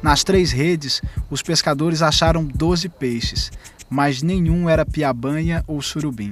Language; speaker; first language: Portuguese; native; Portuguese